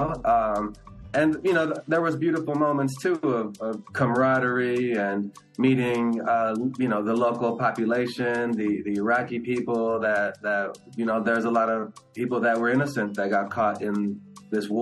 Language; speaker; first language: English; early bilingual, other home language; Spanish